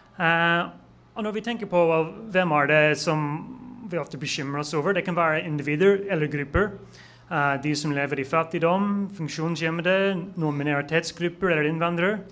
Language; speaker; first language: Norwegian; non-native, fluent; English